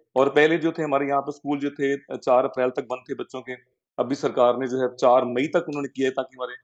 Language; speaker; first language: Hindi; native; Hindi